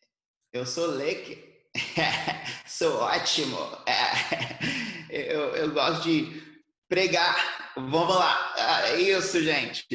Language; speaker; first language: Portuguese; early bilingual, other home language; English